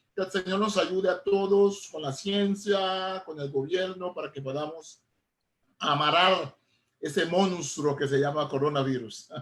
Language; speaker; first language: Spanish; non-native, fluent; Papiamento